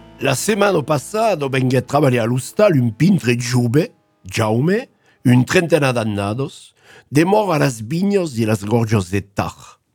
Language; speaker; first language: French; native; French